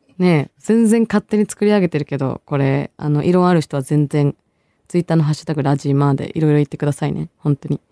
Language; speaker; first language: Japanese; early bilingual, other home language; Bangla